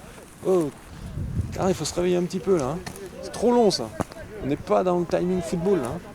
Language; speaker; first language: French; native; French